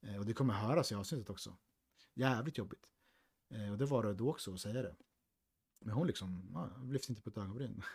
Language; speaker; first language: Swedish; native; Swedish